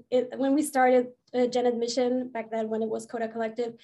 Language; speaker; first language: English; non-native, fluent; German